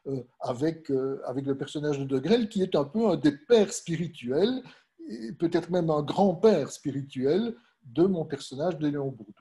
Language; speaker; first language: French; native; French